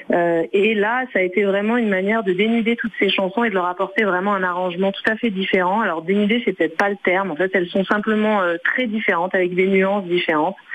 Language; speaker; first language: French; early bilingual, other home language; Arabic